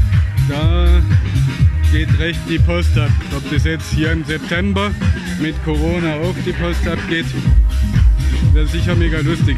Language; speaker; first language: German; native; German